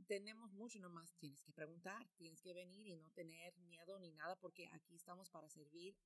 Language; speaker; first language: Spanish; early bilingual, heritage; Spanish